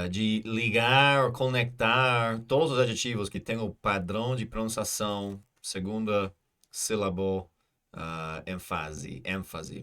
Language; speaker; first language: Portuguese; non-native, learner; English